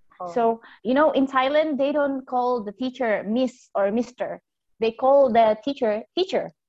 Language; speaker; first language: English; non-native, fluent; Indonesian